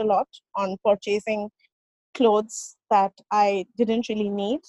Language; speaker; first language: English; non-native, local second language; Bangla